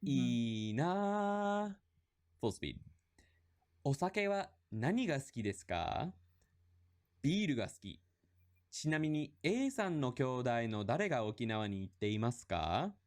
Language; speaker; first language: Japanese; non-native, fluent; English